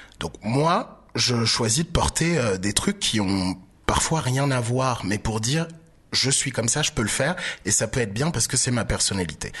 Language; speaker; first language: French; early bilingual, other home language; Baoulé